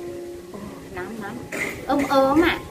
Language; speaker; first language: Vietnamese; non-native, learner; Thai